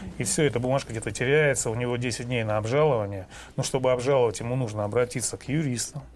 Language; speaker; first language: Russian; non-native, local second language; Kyrgyz